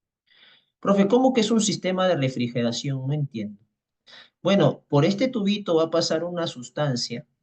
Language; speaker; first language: Spanish; native; Spanish